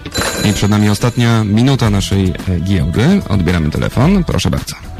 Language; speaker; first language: Polish; native; Polish